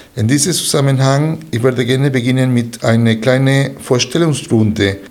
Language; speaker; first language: German; non-native, fluent; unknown